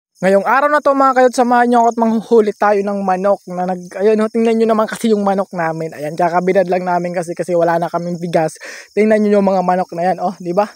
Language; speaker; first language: Filipino; non-native, local second language; Masbatenyo